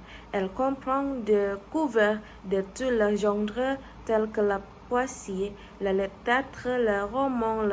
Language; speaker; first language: French; non-native, learner; Indonesian